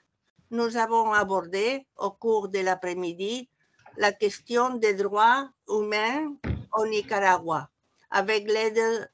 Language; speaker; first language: French; non-native, fluent; Catalan